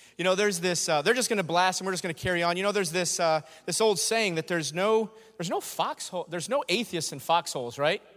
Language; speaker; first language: English; native; English